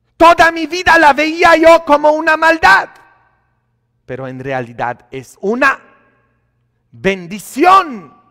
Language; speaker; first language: Spanish; non-native, fluent; Polish